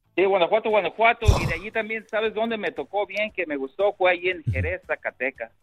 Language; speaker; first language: Spanish; native; Spanish